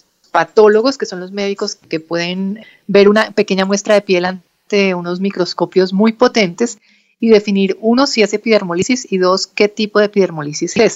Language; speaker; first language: Spanish; native; Spanish